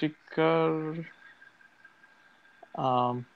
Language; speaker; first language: German; non-native, learner; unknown